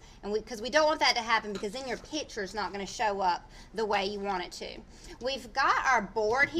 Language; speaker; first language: English; native; English